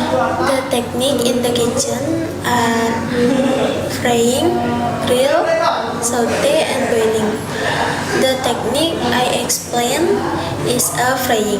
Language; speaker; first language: English; non-native, learner; Indonesian